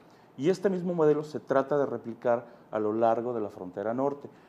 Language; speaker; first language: Spanish; native; Spanish